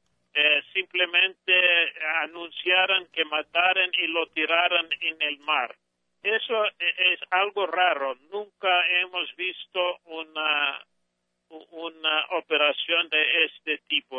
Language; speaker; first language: Spanish; non-native, fluent; English